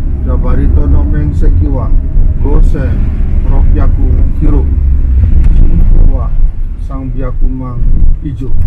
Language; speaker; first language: Japanese; non-native, learner; Indonesian